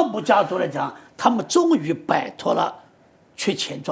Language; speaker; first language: Chinese; native; Chinese